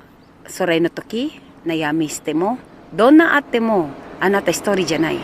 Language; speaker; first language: Japanese; non-native, learner; Filipino